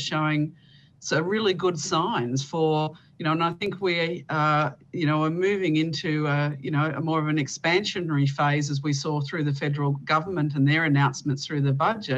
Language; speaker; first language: English; native; English